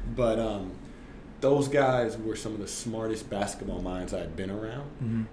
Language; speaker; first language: English; native; English